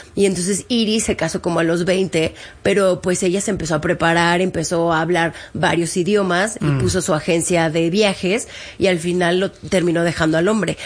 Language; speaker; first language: Spanish; native; Spanish